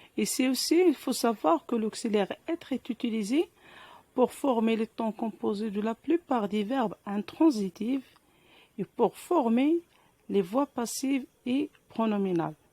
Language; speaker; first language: French; non-native, local second language; Arabic